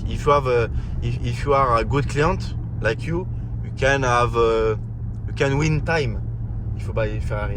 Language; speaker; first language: English; non-native, learner; French